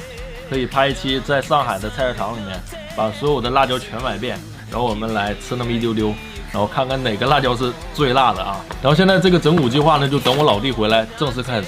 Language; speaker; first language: Chinese; native; Chinese